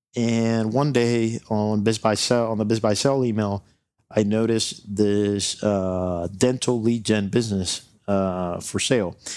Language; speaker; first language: English; non-native, local second language; Spanish